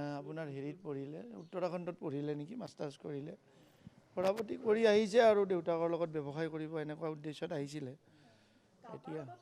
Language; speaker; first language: Assamese; native; Assamese